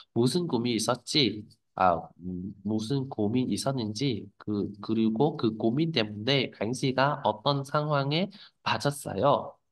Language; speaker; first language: Korean; non-native, fluent; Vietnamese